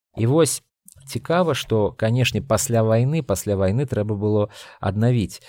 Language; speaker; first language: Belarusian; non-native, local second language; Russian